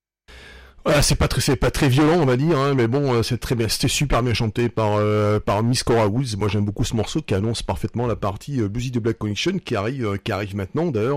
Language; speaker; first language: French; native; French